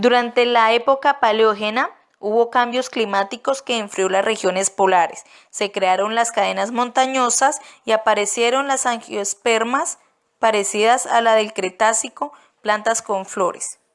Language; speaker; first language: Spanish; native; Spanish